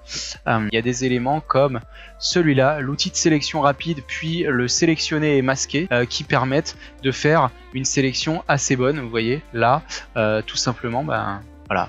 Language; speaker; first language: French; native; French